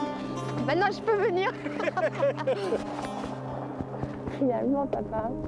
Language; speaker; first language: French; early bilingual, other home language; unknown